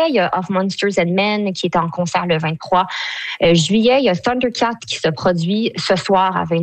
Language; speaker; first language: French; native; French